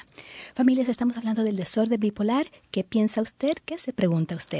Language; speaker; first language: Spanish; native; Spanish